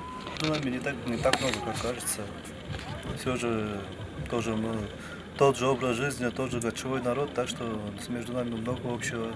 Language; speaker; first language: Russian; non-native, local second language; Tuvinian